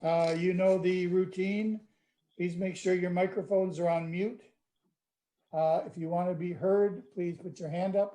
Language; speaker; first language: English; native; English